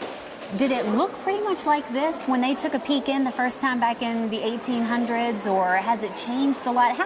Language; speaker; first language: English; native; English